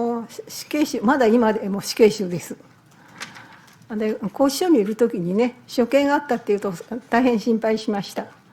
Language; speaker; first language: Japanese; native; Japanese